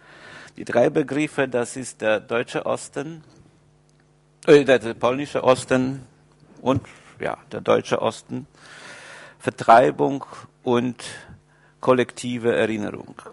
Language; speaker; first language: German; non-native, fluent; Polish